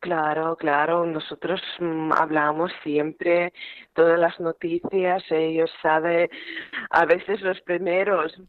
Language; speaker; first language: Spanish; non-native, learner; Ukrainian